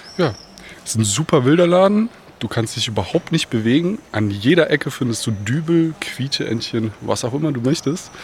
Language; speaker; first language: German; early bilingual, other home language; Bosnian